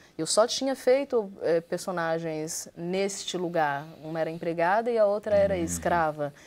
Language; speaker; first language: Portuguese; native; Portuguese